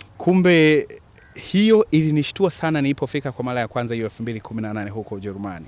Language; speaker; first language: Swahili; native; Swahili